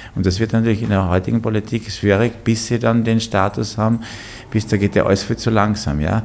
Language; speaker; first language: German; native; German